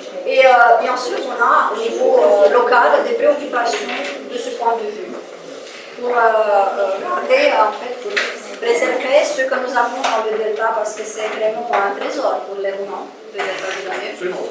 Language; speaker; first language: French; non-native, fluent; Romanian